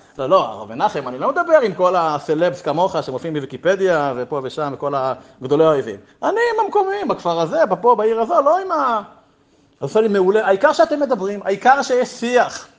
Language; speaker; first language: Hebrew; native; Hebrew